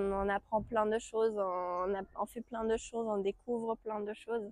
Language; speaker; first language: French; non-native, fluent; German